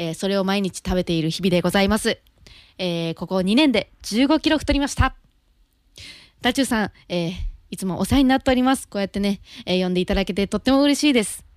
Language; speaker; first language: Japanese; native; Japanese